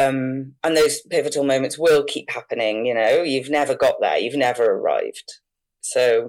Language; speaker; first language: English; native; English